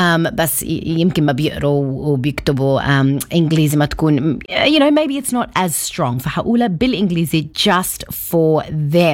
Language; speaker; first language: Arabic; early bilingual, heritage; Arabic